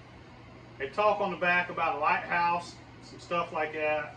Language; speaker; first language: English; native; English